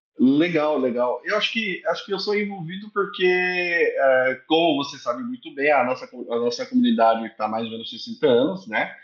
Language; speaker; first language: Portuguese; early bilingual, other home language; Korean